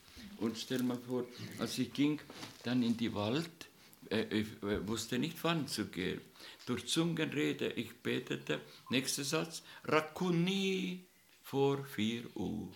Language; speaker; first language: German; non-native, learner; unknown